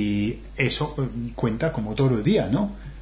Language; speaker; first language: Spanish; non-native, fluent; English